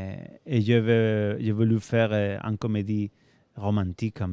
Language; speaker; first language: French; non-native, fluent; Spanish